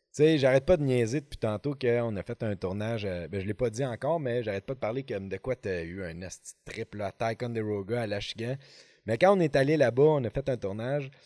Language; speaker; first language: French; native; French